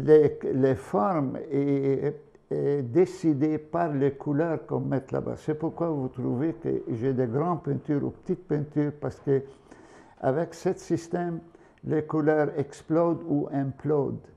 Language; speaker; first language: French; non-native, fluent; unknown